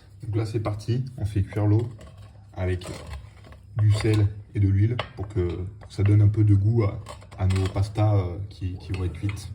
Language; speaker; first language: French; native; French